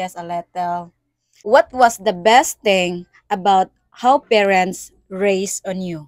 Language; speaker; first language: English; non-native, local second language; Cebuano